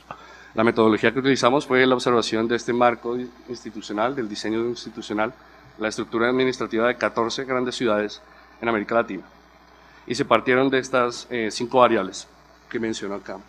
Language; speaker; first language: Spanish; native; Spanish